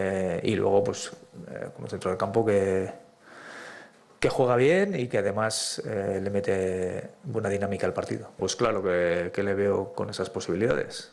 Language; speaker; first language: Spanish; native; Spanish